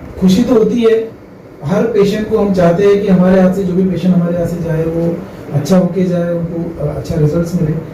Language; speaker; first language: Hindi; non-native, local second language; Marathi